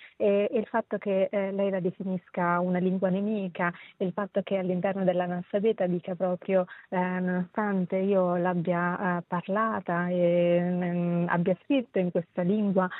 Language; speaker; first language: Italian; early bilingual, other home language; Sinhala